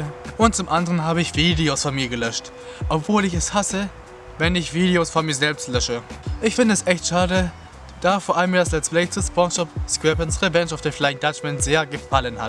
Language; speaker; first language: German; native; German